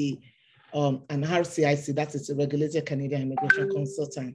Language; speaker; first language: English; non-native, local second language; Yoruba